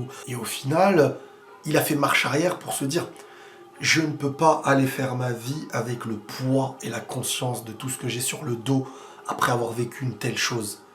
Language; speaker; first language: French; native; French